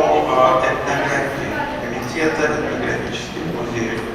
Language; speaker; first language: Russian; native; Russian